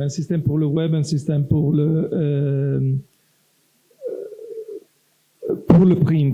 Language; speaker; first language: French; non-native, local second language; Italian